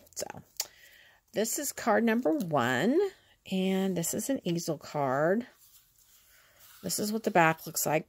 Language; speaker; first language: English; native; English